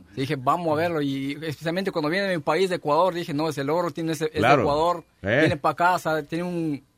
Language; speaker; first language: Spanish; native; Spanish